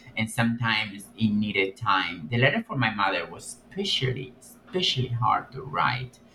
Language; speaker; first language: English; non-native, fluent; Spanish